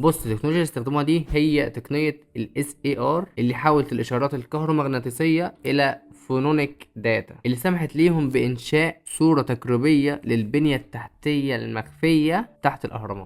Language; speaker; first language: Arabic; native; Arabic